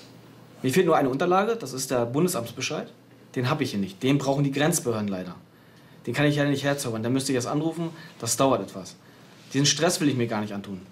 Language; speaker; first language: German; native; German